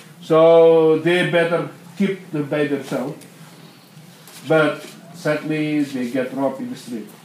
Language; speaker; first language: English; non-native, learner; Indonesian